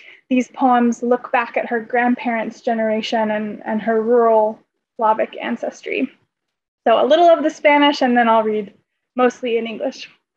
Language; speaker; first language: English; native; English